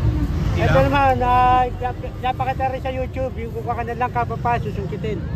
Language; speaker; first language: Filipino; native; Filipino